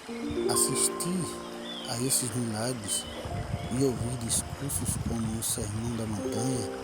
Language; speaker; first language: Portuguese; native; Portuguese